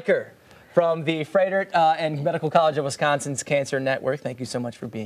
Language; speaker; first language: English; native; English